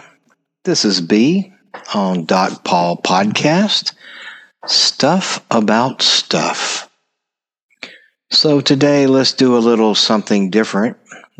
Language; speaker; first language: English; native; English